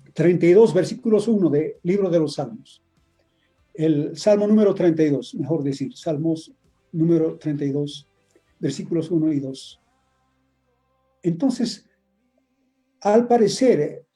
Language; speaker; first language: Spanish; native; Spanish